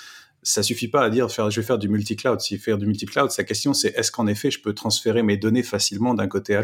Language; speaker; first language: French; native; French